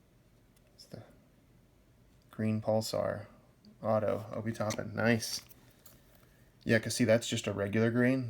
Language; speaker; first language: English; native; English